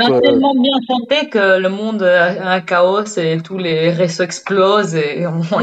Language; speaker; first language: French; non-native, fluent; Spanish